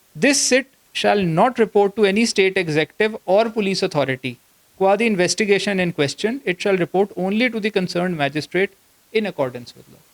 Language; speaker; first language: English; non-native, local second language; Punjabi